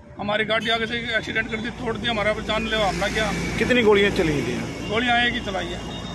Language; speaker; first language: Hindi; native; Hindi